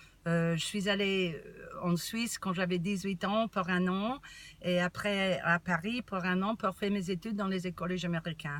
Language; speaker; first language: French; non-native, learner; English